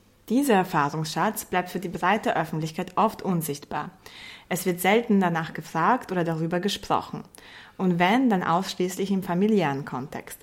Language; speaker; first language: German; early bilingual, other home language; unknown